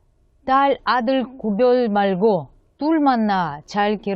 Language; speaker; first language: Korean; non-native, fluent; Russian